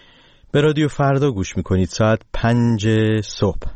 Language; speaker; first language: Persian; native; Persian